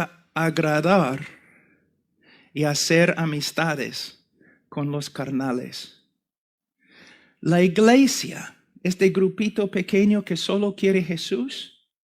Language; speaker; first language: Spanish; non-native, fluent; English